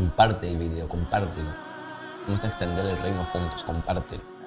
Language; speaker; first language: Spanish; native; Spanish